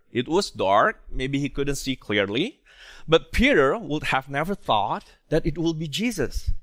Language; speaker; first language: English; non-native, fluent; Indonesian